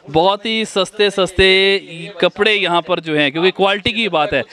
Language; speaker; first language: Hindi; native; Hindi